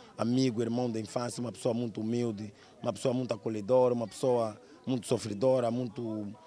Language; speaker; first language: Portuguese; non-native, local second language; Kongo